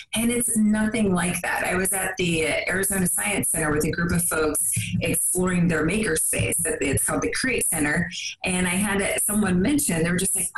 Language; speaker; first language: English; native; English